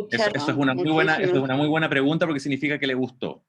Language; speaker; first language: Spanish; native; Spanish